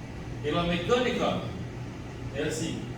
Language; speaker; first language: Spanish; non-native, learner; Portuguese